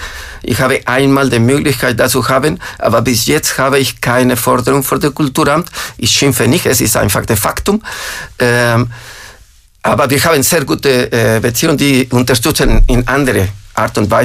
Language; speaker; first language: German; non-native, fluent; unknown